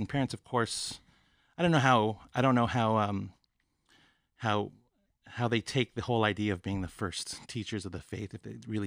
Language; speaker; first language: English; native; English